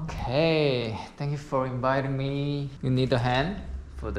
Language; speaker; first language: English; non-native, learner; Korean